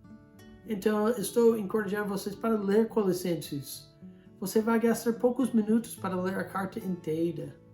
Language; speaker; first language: Portuguese; non-native, fluent; English